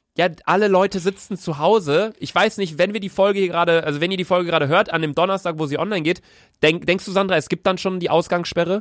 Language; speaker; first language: German; native; German